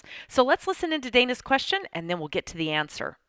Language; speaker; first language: English; native; English